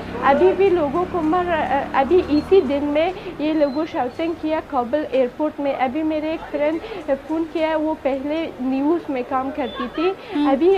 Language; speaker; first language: Hindi; non-native, fluent; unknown